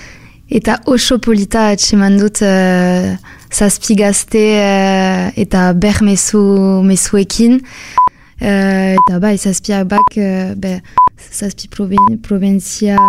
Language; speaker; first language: Basque; non-native, local second language; French